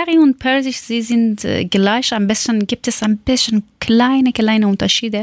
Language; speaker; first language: German; non-native, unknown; Persian